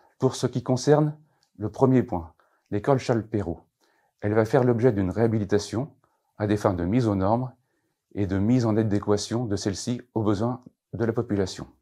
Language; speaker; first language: French; native; French